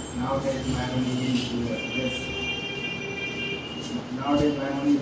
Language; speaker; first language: English; non-native, local second language; Hindi